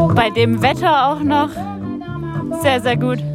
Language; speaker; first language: German; native; German